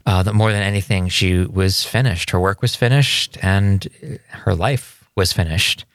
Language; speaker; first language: English; native; English